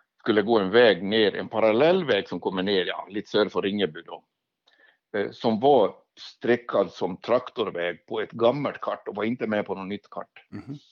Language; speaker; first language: Swedish; native; Swedish